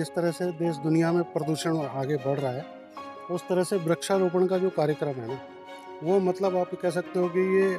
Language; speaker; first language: Hindi; native; Hindi